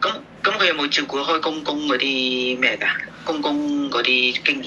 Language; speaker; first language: Cantonese; native; Cantonese